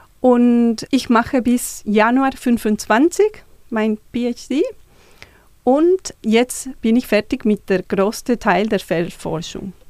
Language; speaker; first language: German; non-native, fluent; Spanish